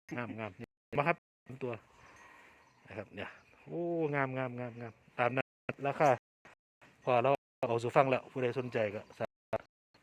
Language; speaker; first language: Thai; native; Thai